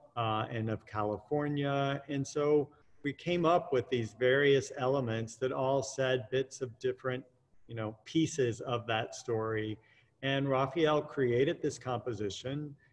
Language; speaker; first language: English; native; English